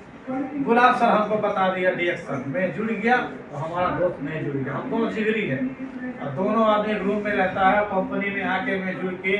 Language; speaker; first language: Hindi; non-native, learner; Nepali